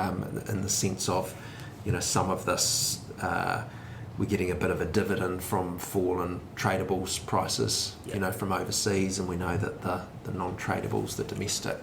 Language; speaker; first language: English; native; English